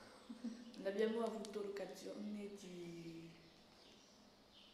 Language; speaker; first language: Italian; non-native, learner; French